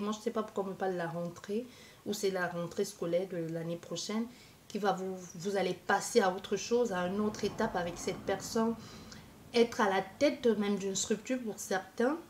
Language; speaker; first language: French; native; French